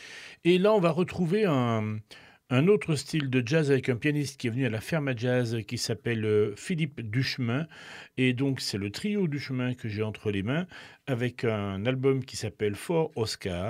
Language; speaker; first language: French; native; French